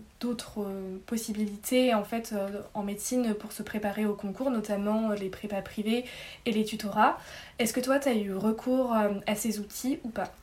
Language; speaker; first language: French; native; French